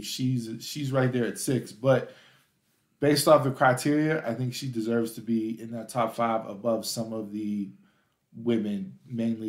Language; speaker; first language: English; native; English